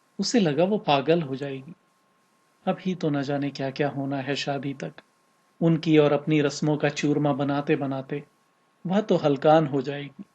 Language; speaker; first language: Hindi; native; Hindi